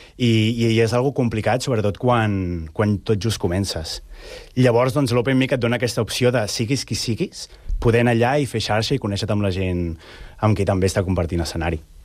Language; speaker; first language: Catalan; native; Catalan